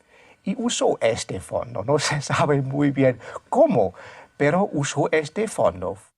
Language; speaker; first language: Spanish; non-native, fluent; German